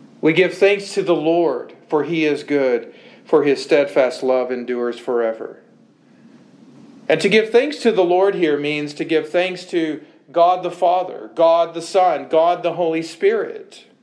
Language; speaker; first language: English; native; English